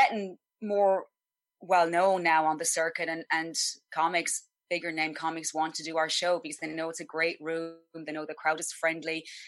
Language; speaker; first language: English; native; English